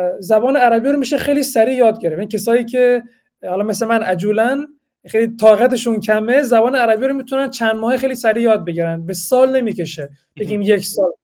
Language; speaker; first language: Persian; native; Persian